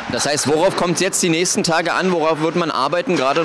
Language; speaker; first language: German; native; German